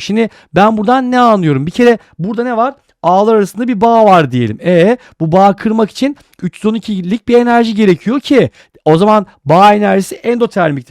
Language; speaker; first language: Turkish; native; Turkish